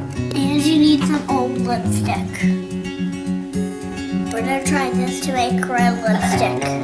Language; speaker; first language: English; native; English